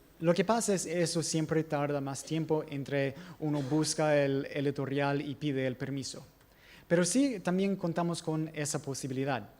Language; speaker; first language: Spanish; non-native, fluent; English